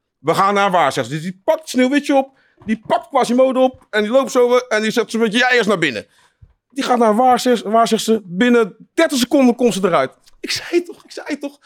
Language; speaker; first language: Dutch; native; Dutch